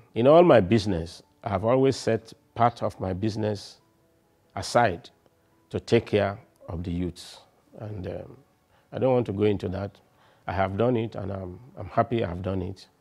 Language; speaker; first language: English; non-native, local second language; Yoruba